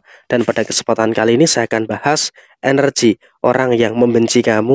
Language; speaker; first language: Indonesian; native; Indonesian